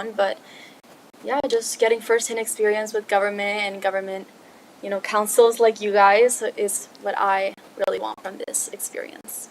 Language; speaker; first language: English; early bilingual, other home language; Spanish